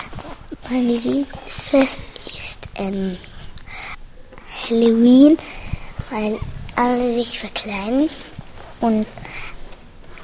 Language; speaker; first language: German; early bilingual, other home language; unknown